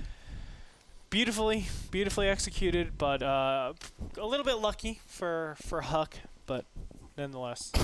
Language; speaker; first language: English; native; English